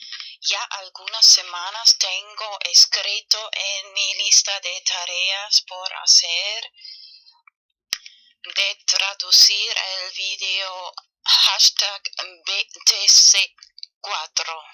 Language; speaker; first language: Spanish; non-native, fluent; German